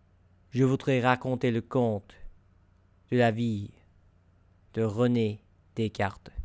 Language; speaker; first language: French; non-native, learner; English